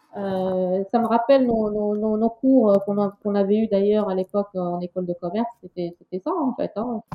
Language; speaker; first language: French; non-native, local second language; Arabic